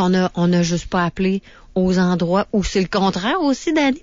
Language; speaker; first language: French; native; French